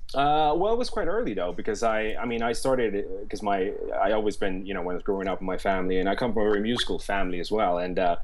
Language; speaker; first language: English; non-native, fluent; Swedish